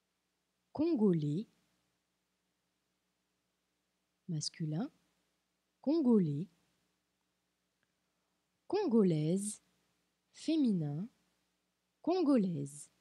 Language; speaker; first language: French; non-native, fluent; Portuguese